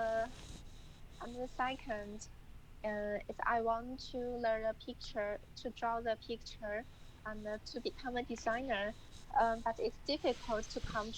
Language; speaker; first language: English; non-native, learner; Chinese